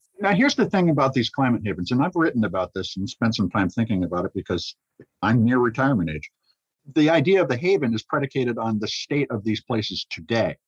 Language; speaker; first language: English; native; English